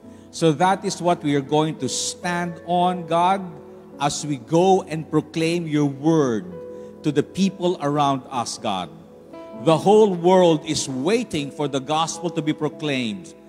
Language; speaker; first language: English; non-native, local second language; Filipino